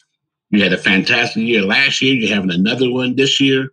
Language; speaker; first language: English; native; English